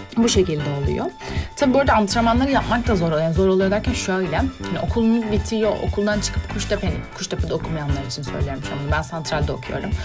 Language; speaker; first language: Turkish; native; Turkish